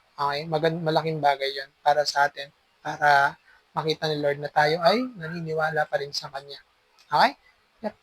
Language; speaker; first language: Filipino; native; Filipino